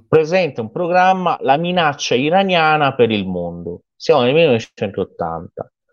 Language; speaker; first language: Italian; non-native, fluent; Persian